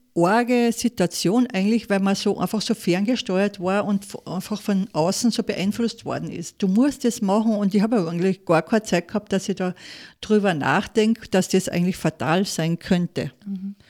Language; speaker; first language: German; native; German